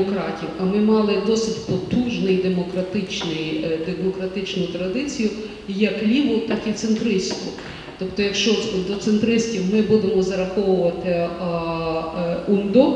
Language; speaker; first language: Ukrainian; native; Ukrainian